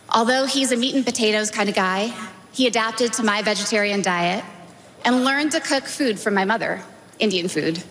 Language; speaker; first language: English; native; English